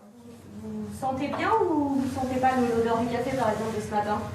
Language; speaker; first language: French; native; French